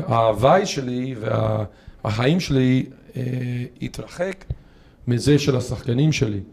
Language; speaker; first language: Hebrew; non-native, fluent; English